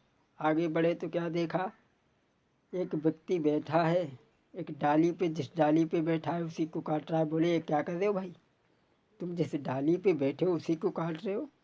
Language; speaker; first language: Hindi; native; Hindi